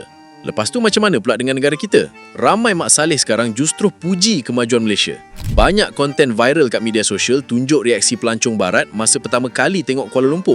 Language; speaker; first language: Malay; native; Malay